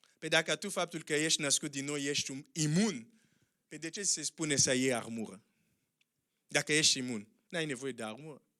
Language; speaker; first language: Romanian; non-native, fluent; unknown